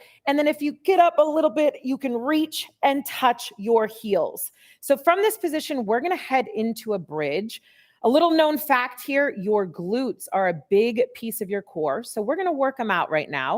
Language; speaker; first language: English; native; English